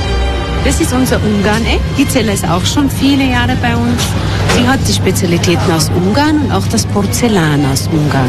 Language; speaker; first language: German; native; German